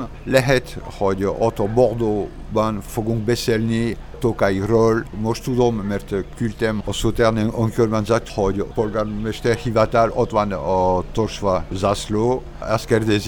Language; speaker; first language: Hungarian; non-native, learner; French